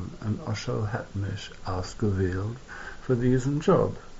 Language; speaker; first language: German; non-native, fluent; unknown